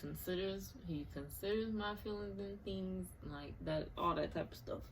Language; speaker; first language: English; native; English